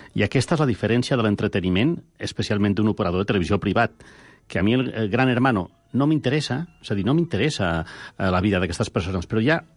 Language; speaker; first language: Catalan; non-native, local second language; Spanish